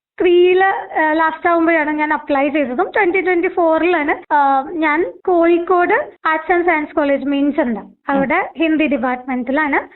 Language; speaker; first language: Malayalam; non-native, local second language; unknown